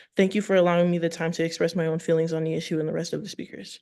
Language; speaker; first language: English; native; English